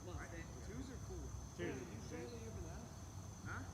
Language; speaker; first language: English; native; English